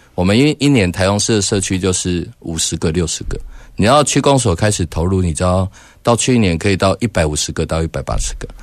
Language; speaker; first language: Chinese; native; Chinese